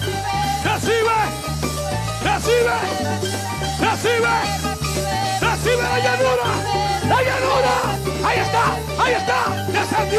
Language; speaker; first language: Spanish; native; Spanish